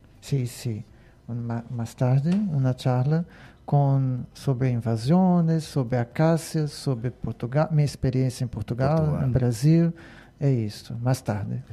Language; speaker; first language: Spanish; non-native, learner; Portuguese